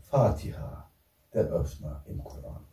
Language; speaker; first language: German; non-native, fluent; Turkish